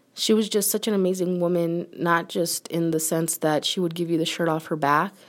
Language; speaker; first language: English; native; English